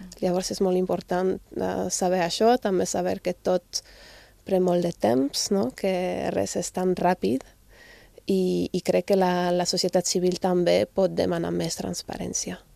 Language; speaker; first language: Catalan; non-native, fluent; German